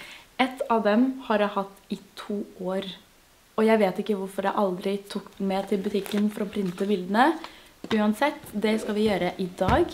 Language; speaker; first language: Norwegian; non-native, fluent; French